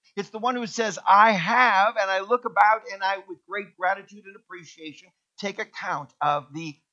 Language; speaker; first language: English; native; English